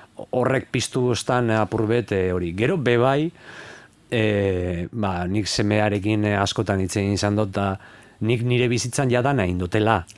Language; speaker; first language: Basque; native; Basque